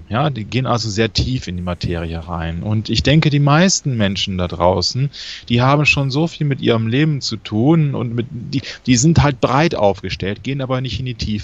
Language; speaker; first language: German; native; German